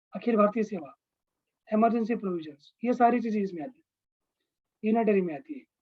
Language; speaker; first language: Hindi; non-native, local second language; Marathi